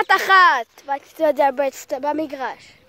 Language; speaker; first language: Hebrew; native; Hebrew